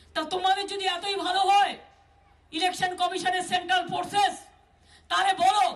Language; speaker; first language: Hindi; non-native, local second language; Bangla